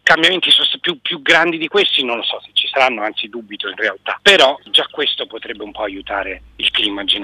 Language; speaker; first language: Italian; native; Italian